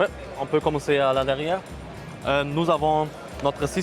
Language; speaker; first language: French; non-native, learner; German